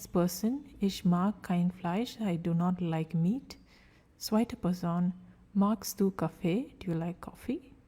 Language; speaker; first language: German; non-native, fluent; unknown